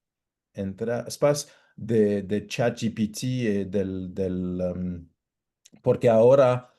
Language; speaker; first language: Spanish; non-native, fluent; English